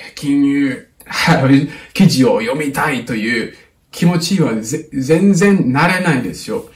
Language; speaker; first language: Japanese; non-native, fluent; English